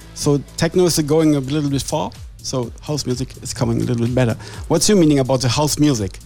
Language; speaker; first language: English; non-native, learner; German